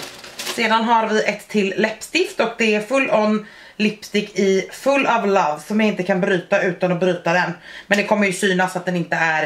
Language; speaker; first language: Swedish; native; Swedish